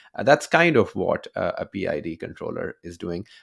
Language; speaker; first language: English; non-native, local second language; Urdu